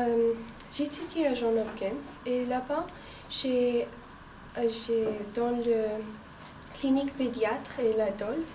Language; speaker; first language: French; non-native, learner; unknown